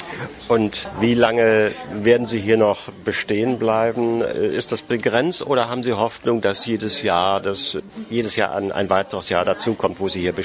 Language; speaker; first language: German; native; German